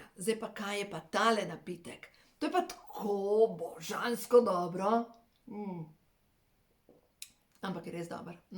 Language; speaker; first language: Slovenian; native; Slovenian